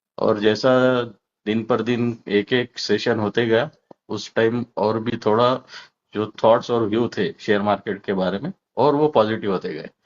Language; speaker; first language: Hindi; non-native, local second language; Marathi